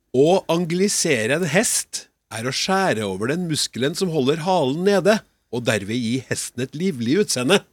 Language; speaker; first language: Norwegian; native; Norwegian